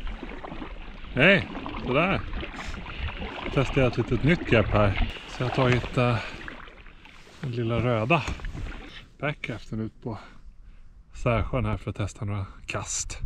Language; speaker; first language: Swedish; native; Swedish